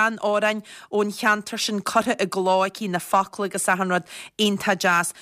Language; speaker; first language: Irish; native; Irish